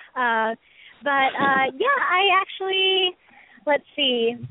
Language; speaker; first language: English; native; English